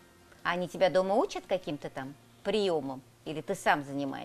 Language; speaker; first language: Russian; native; Russian